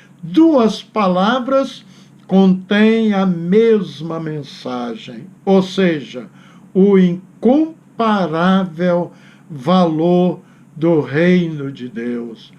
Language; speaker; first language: Portuguese; native; Portuguese